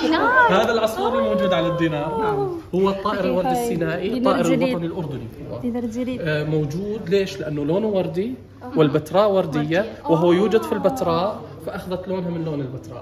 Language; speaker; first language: Arabic; native; Arabic